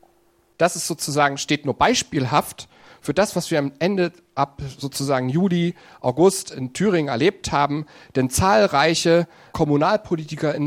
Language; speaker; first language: German; native; German